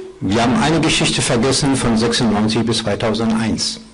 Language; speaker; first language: German; non-native, fluent; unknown